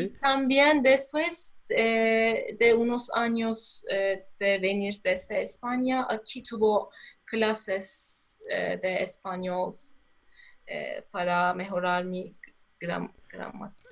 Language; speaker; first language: Spanish; non-native, learner; Turkish